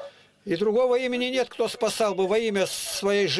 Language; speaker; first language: Russian; native; Russian